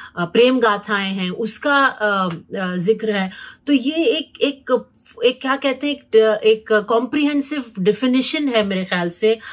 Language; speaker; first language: Hindi; native; Hindi